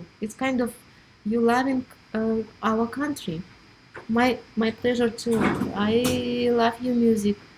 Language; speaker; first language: English; non-native, learner; Russian